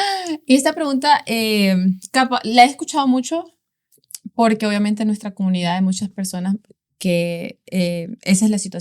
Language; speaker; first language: Spanish; native; Spanish